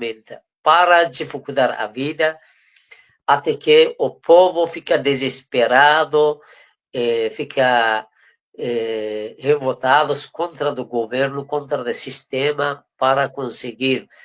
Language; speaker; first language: Portuguese; non-native, fluent; Persian